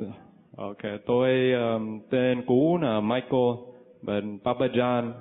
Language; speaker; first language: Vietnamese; early bilingual, heritage; Vietnamese